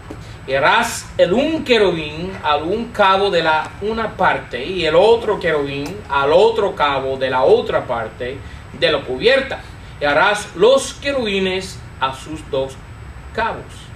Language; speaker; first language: Spanish; non-native, fluent; English